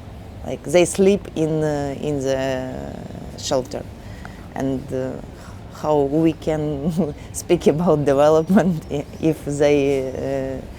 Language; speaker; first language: English; non-native, learner; Ukrainian